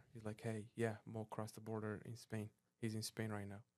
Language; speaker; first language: English; non-native, fluent; Arabic